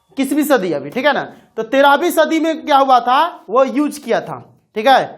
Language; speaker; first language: Hindi; native; Hindi